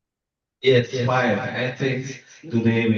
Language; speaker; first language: English; non-native, learner; Indonesian